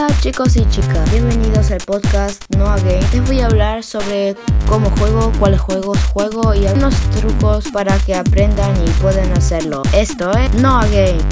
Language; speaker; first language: Spanish; native; Spanish